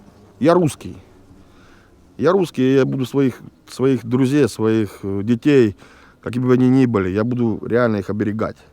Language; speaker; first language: Russian; native; Russian